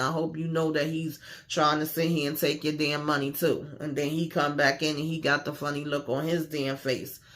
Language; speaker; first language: English; native; English